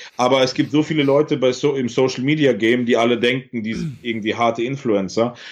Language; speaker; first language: German; early bilingual, other home language; Russian